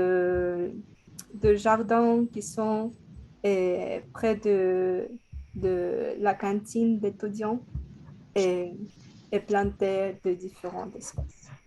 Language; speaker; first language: French; non-native, learner; Spanish